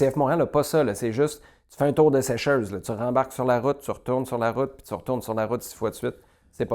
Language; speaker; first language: French; native; French